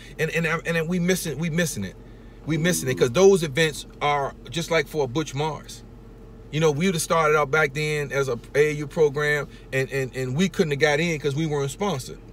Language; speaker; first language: English; native; English